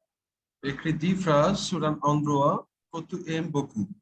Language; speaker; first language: French; non-native, fluent; Bangla